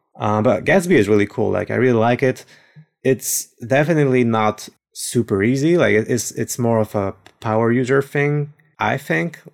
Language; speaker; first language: English; non-native, fluent; French